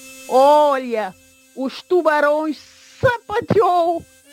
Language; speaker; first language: Portuguese; non-native, local second language; Kabuverdianu